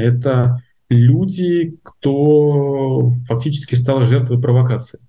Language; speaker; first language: Russian; native; Russian